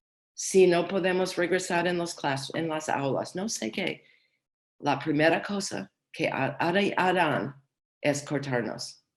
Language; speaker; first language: Spanish; non-native, learner; English